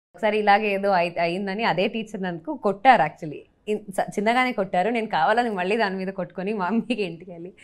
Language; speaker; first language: Telugu; non-native, local second language; Kannada